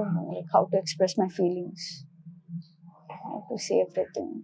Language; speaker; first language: Telugu; non-native, local second language; Kannada